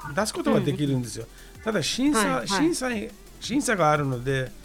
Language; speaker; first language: Japanese; non-native, fluent; Persian